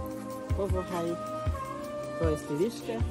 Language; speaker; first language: Polish; non-native, learner; Swahili